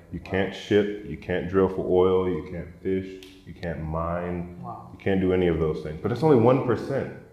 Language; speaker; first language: English; native; English